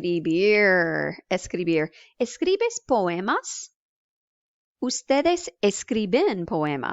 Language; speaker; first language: Spanish; non-native, fluent; English